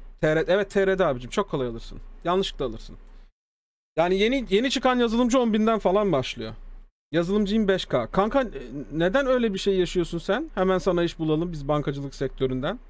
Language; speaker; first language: Turkish; early bilingual, heritage; Turkish